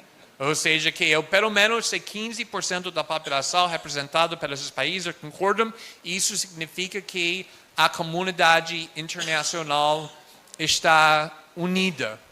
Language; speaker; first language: Portuguese; non-native, fluent; English